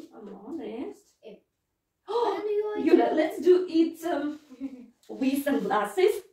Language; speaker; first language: English; non-native, fluent; Russian